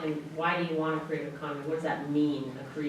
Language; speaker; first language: English; native; English